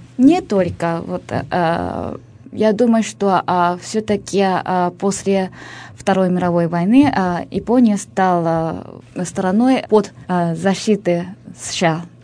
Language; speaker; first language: Russian; non-native, fluent; Japanese